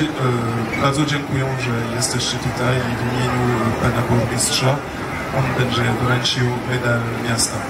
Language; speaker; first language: Polish; non-native, fluent; French